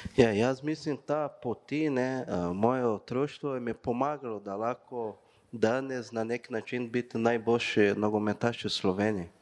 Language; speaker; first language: Slovenian; non-native, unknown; Portuguese